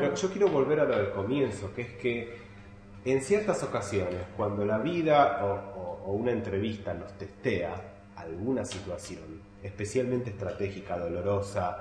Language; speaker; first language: Spanish; native; Spanish